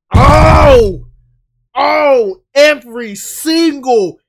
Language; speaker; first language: English; native; English